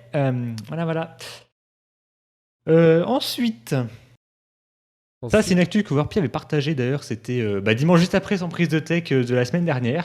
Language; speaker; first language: French; native; French